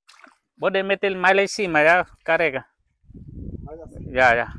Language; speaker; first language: Portuguese; non-native, learner; Vietnamese